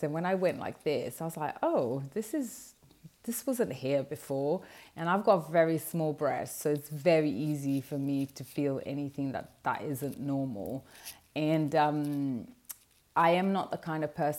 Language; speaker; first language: English; non-native, fluent; Portuguese